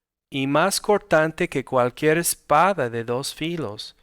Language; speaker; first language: Spanish; non-native, fluent; English